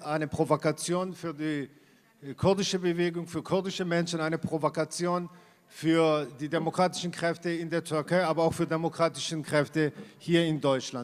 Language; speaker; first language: German; non-native, fluent; Kurdish